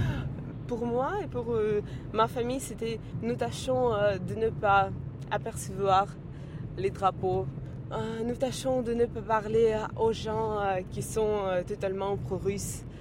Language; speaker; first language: French; non-native, fluent; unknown